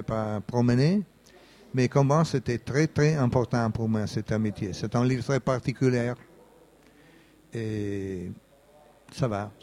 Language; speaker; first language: French; non-native, fluent; Italian